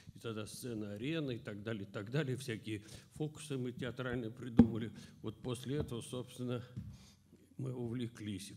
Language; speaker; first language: Russian; native; Russian